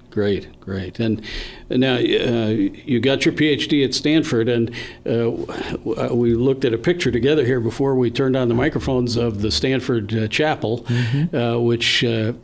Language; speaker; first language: English; native; English